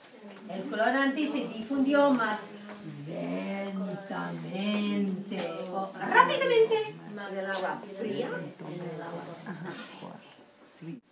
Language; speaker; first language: Spanish; non-native, fluent; English